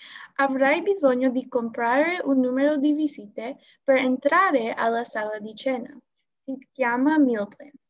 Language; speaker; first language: Italian; non-native, learner; English